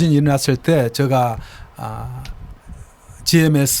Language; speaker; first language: Korean; native; Korean